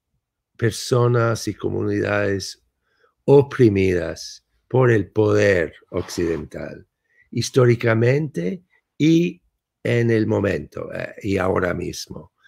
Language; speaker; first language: Spanish; non-native, fluent; English